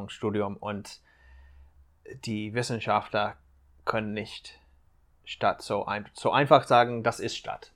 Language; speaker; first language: German; non-native, fluent; English